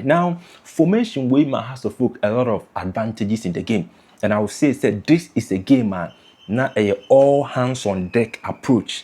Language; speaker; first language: English; non-native, local second language; Akan